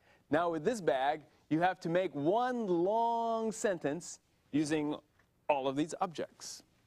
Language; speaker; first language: English; native; English